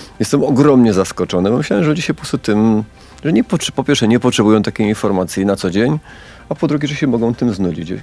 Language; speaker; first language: Polish; native; Polish